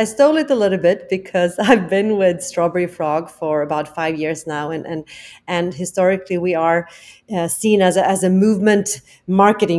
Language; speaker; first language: English; non-native, fluent; Swedish